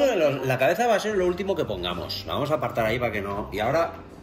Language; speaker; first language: Spanish; native; Spanish